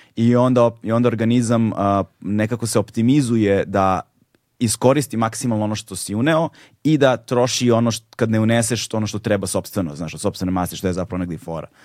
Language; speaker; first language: Serbian; native; Serbian